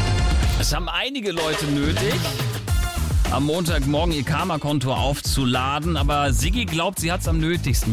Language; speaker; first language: German; native; German